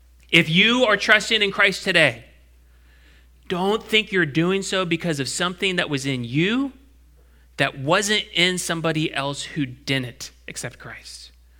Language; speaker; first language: English; native; English